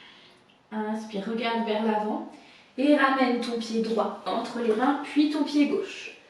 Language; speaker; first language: French; native; French